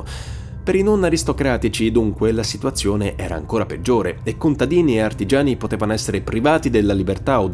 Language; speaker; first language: Italian; native; Italian